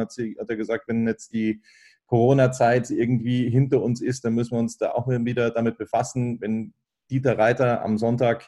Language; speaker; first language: German; native; German